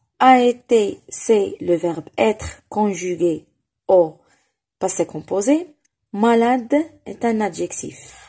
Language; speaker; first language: French; non-native, local second language; Arabic